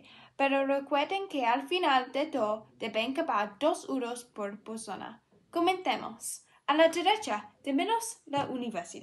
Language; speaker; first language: Spanish; non-native, learner; English